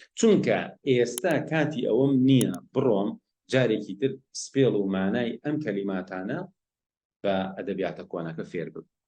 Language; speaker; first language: Central Kurdish; non-native, local second language; Gurani